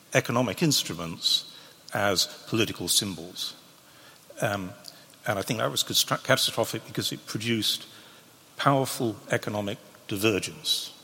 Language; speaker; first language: English; native; English